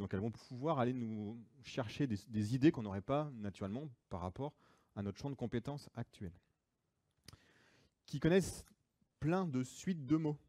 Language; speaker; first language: French; native; French